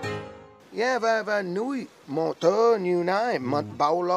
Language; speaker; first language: Vietnamese; non-native, fluent; English